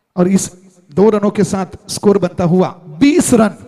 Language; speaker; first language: Hindi; non-native, local second language; Marathi